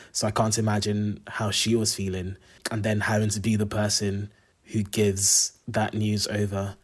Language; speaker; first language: English; native; English